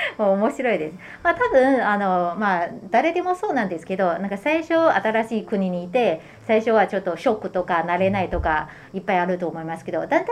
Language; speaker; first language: Japanese; non-native, fluent; Chinese